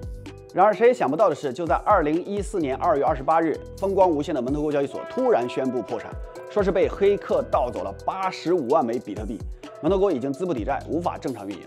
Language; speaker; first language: Chinese; native; Chinese